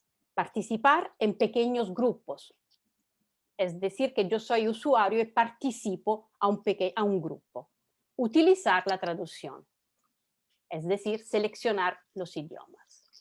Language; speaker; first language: Spanish; non-native, fluent; Italian